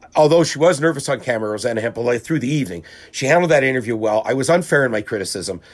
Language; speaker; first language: English; native; English